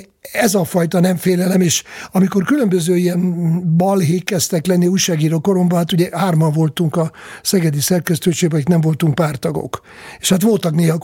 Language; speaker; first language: Hungarian; native; Hungarian